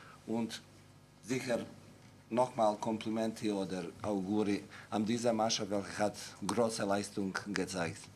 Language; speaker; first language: German; non-native, fluent; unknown